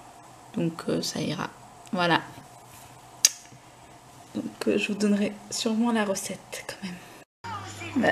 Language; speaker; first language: French; native; French